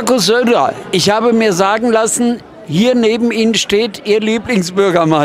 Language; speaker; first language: German; native; German